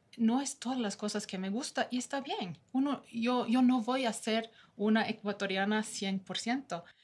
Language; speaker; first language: Spanish; non-native, fluent; Norwegian